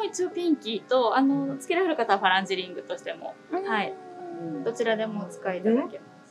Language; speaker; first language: Japanese; native; Japanese